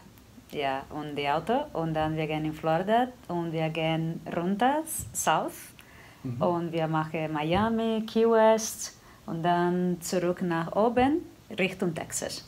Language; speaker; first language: German; non-native, learner; Portuguese